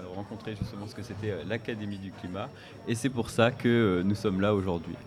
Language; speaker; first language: French; native; French